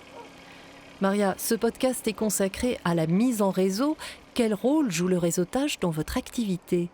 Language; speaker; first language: French; native; French